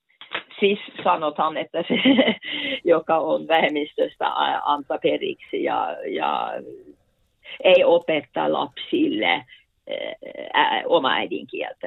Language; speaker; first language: Finnish; non-native, fluent; Norwegian